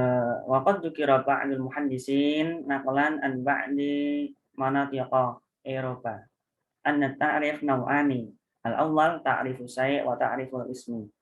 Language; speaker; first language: Arabic; non-native, learner; Indonesian